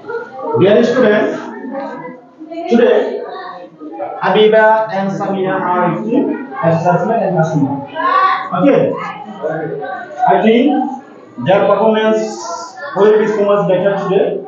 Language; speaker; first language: English; non-native, learner; Bangla